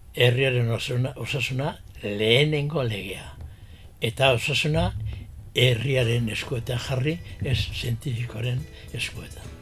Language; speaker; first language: Basque; early bilingual, heritage; Basque